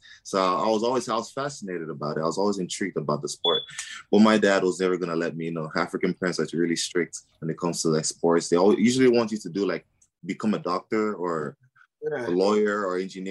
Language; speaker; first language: English; non-native, local second language; Igbo